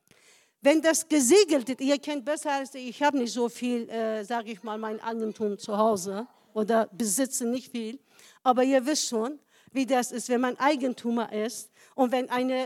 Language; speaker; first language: German; non-native, fluent; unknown